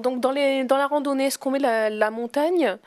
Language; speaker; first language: French; native; French